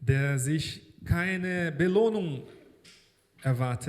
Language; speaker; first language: German; non-native, fluent; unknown